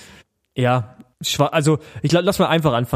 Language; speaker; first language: German; native; German